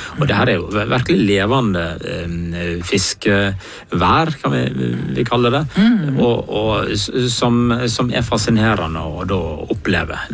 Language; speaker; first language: Norwegian; native; Norwegian